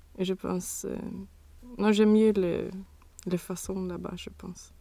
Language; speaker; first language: French; non-native, learner; Swedish